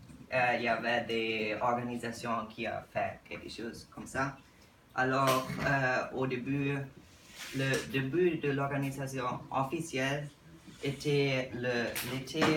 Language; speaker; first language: French; non-native, learner; English